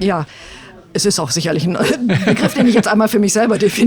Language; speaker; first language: German; native; German